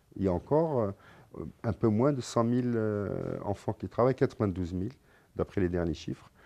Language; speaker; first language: French; non-native, local second language; Arabic